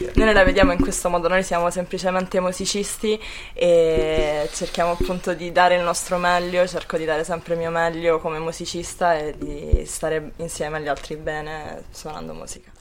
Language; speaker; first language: Italian; native; Italian